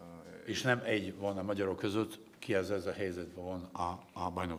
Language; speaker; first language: Hungarian; non-native, fluent; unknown